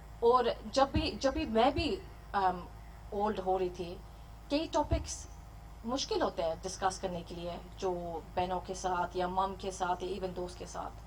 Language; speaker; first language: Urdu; early bilingual, heritage; Urdu